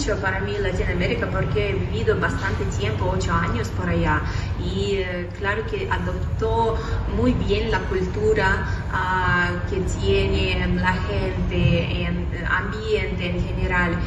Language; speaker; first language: Spanish; non-native, fluent; Russian